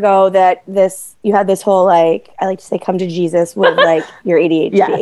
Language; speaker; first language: English; native; English